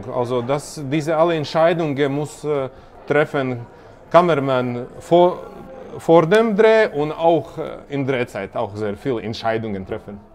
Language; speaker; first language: German; non-native, learner; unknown